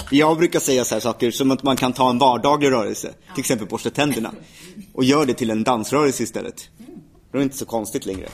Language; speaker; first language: Swedish; native; Swedish